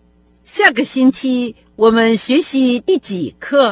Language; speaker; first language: Chinese; non-native, fluent; Russian